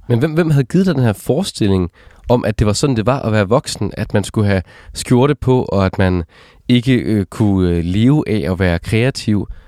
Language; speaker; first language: Danish; native; Danish